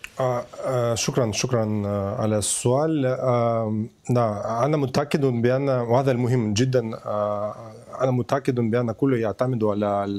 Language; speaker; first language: Arabic; non-native, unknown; Ukrainian